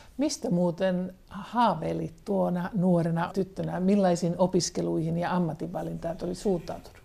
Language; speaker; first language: Finnish; native; Finnish